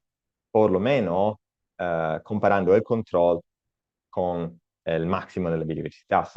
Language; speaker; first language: Spanish; non-native, learner; Italian